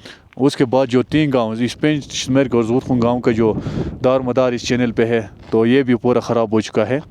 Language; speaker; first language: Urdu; non-native, local second language; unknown